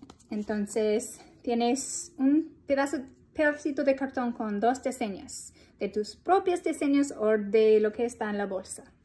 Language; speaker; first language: Spanish; non-native, fluent; English